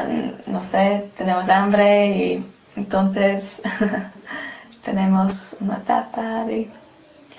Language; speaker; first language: Spanish; non-native, learner; English